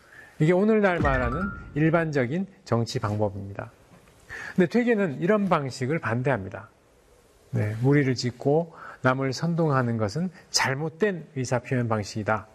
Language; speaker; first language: Korean; native; Korean